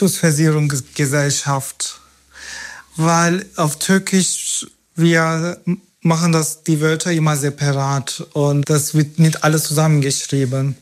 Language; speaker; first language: German; non-native, fluent; Turkish